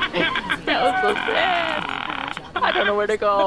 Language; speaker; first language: English; native; English